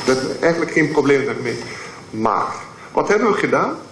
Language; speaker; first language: Dutch; non-native, local second language; French